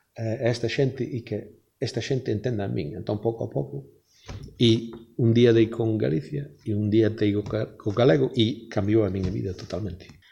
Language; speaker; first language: Galician; non-native, fluent; English